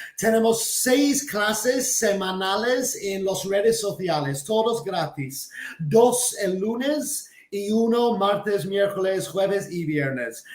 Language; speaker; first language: Spanish; non-native, fluent; English